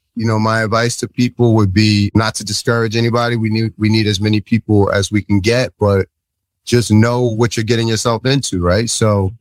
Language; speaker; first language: English; native; English